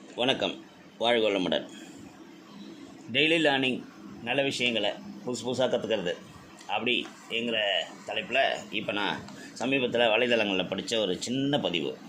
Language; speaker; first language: Tamil; native; Tamil